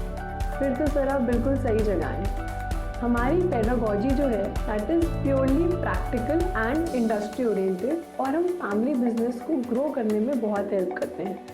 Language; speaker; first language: Hindi; native; Hindi